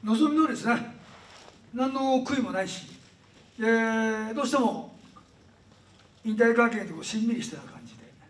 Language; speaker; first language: Japanese; native; Japanese